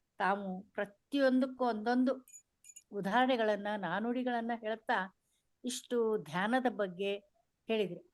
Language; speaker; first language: Kannada; native; Kannada